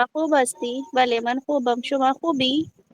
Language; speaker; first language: Persian; non-native, learner; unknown